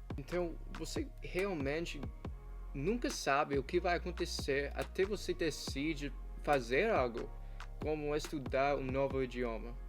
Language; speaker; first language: Portuguese; non-native, fluent; English